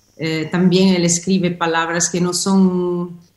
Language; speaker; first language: Spanish; non-native, learner; Italian